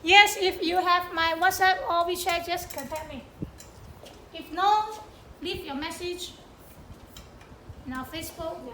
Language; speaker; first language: English; non-native, learner; Chinese